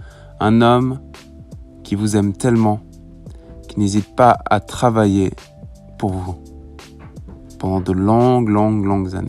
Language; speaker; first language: French; native; French